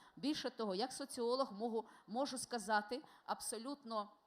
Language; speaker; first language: Ukrainian; non-native, local second language; Russian